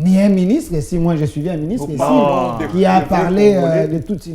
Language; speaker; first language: French; non-native, local second language; Lingala